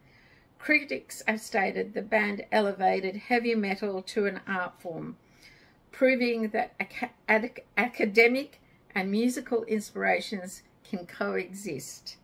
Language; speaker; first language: English; native; English